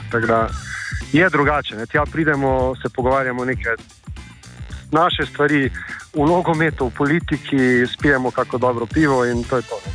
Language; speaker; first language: Slovenian; native; Slovenian